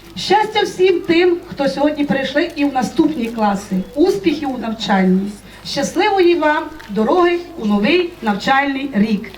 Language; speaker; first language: Ukrainian; native; Ukrainian